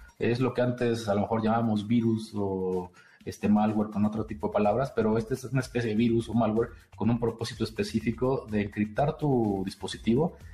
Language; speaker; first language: Spanish; native; Spanish